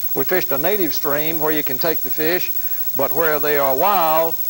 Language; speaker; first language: English; native; English